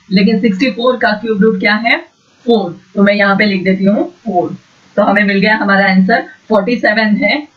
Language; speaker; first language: Hindi; non-native, local second language; Marathi